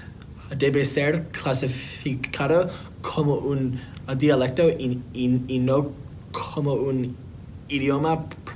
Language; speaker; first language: Spanish; non-native, learner; English